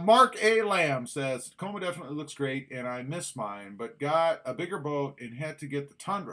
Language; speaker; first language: English; native; English